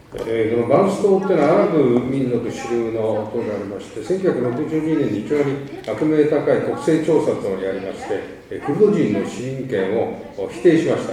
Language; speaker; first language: Japanese; native; Japanese